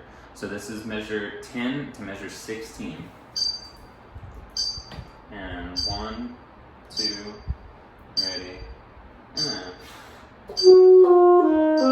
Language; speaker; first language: English; native; English